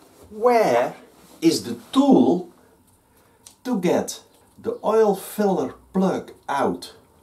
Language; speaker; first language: English; non-native, fluent; Dutch